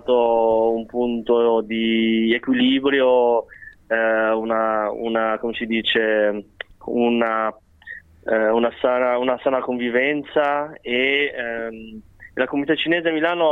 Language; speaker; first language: Italian; early bilingual, other home language; Chinese